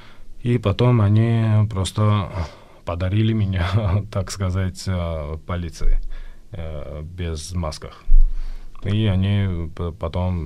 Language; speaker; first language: Russian; non-native, fluent; Georgian